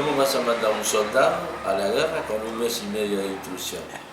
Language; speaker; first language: Spanish; native; Spanish